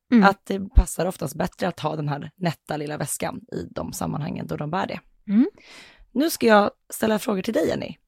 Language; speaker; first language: Swedish; native; Swedish